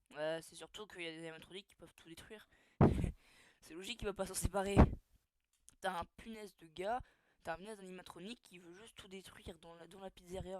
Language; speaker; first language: French; native; French